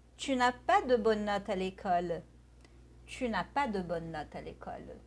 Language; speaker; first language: French; non-native, fluent; Portuguese